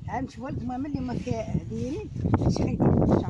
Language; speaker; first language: Arabic; native; Arabic